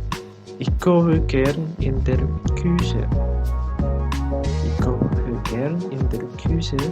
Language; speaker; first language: German; non-native, learner; Indonesian